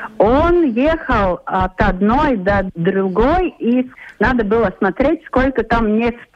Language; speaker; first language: Russian; non-native, local second language; Latvian